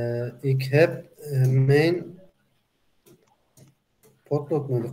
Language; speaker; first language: Dutch; non-native, learner; Turkish